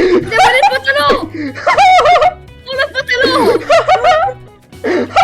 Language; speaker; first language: French; native; French